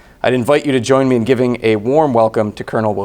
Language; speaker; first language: English; native; English